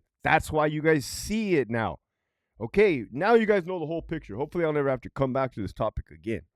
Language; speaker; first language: English; native; English